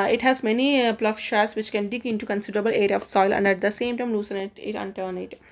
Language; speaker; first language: English; non-native, local second language; Tamil